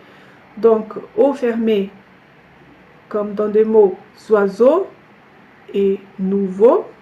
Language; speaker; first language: French; non-native, fluent; Portuguese